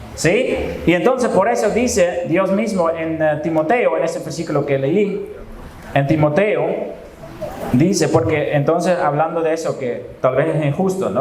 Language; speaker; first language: Spanish; non-native, fluent; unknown